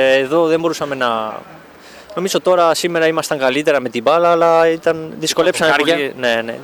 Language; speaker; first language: Greek; non-native, fluent; Spanish